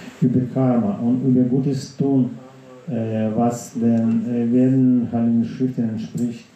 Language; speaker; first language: German; non-native, fluent; Russian